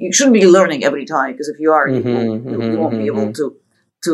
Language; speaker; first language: English; non-native, fluent; Ukrainian